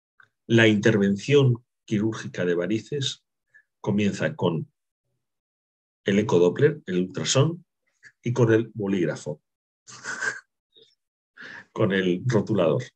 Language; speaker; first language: Spanish; native; Spanish